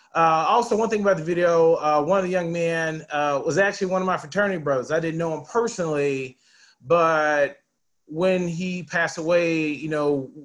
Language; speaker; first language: English; native; English